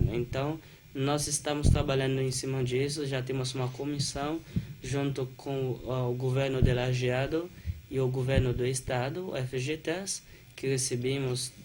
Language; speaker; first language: Portuguese; non-native, fluent; Haitian Creole